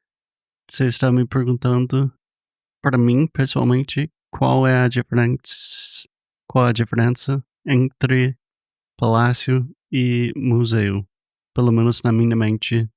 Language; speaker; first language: Portuguese; non-native, fluent; English